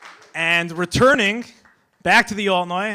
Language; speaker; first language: English; native; English